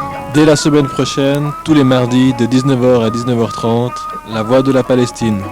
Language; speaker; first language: French; native; French